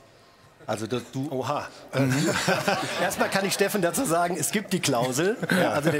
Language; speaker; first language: German; native; German